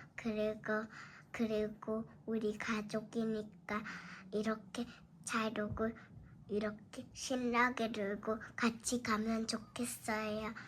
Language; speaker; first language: Korean; early bilingual, heritage; Korean